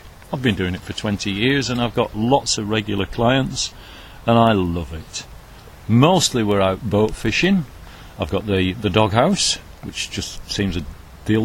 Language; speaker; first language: English; native; English